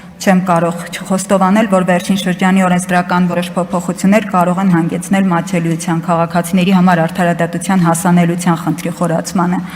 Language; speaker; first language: Armenian; native; Armenian